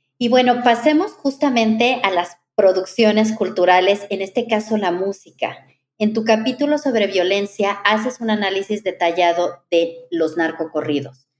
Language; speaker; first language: Spanish; native; Spanish